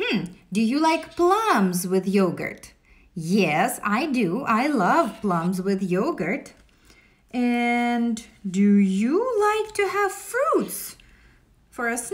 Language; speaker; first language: English; non-native, fluent; Russian